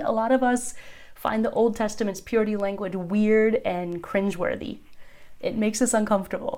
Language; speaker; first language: English; native; English